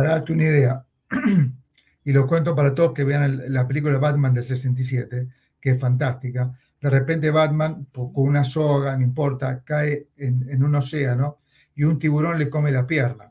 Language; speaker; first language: Spanish; native; Spanish